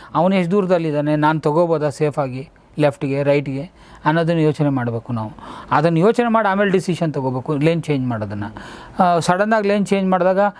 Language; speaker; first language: Kannada; native; Kannada